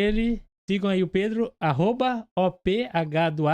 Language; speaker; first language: Portuguese; native; Portuguese